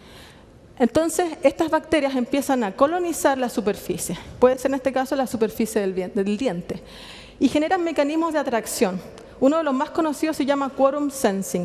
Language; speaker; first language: Spanish; native; Spanish